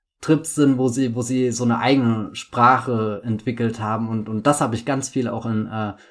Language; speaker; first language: German; native; German